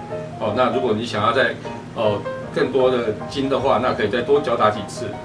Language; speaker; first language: Chinese; native; Chinese